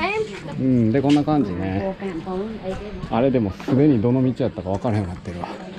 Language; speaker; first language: Japanese; native; Japanese